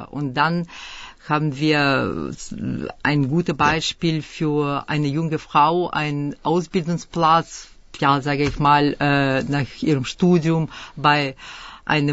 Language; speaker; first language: German; early bilingual, other home language; Russian